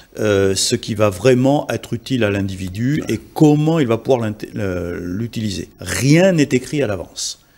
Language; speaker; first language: French; native; French